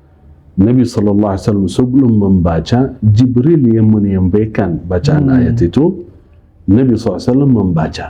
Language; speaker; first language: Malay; non-native, fluent; Arabic